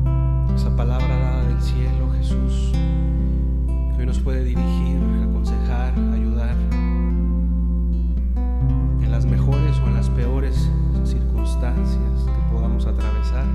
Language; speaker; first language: Spanish; native; Spanish